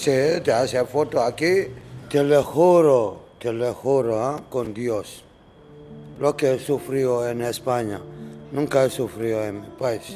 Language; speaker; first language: Spanish; non-native, learner; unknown